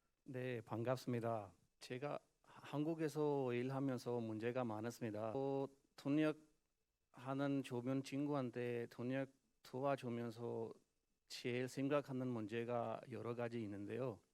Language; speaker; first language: Korean; non-native, learner; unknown